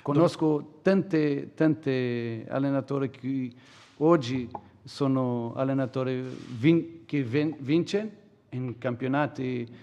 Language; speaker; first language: Italian; non-native, fluent; Portuguese